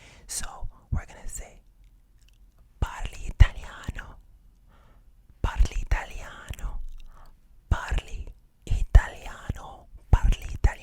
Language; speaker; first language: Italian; non-native, learner; English